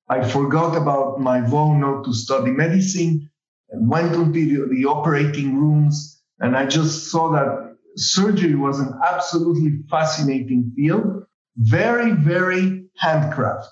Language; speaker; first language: English; non-native, fluent; Spanish